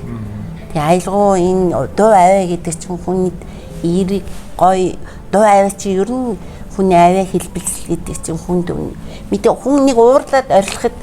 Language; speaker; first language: Mongolian; native; Mongolian